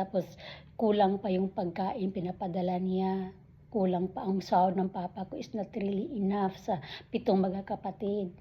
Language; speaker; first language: Filipino; non-native, local second language; Cebuano